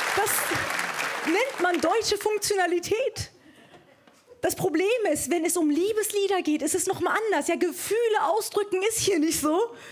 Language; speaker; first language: German; early bilingual, other home language; Persian